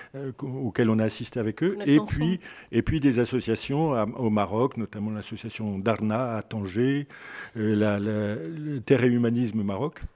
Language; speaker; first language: French; native; French